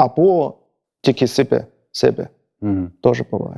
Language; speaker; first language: Ukrainian; non-native, learner; Chinese